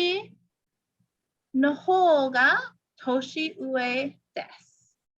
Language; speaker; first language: Japanese; non-native, fluent; English